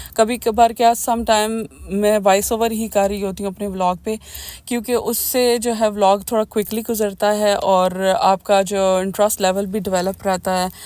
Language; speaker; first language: Urdu; native; Urdu